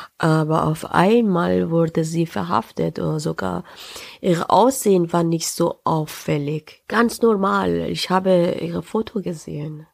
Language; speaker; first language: German; non-native, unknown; Persian